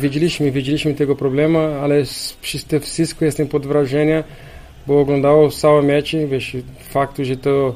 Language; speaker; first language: Polish; non-native, learner; Portuguese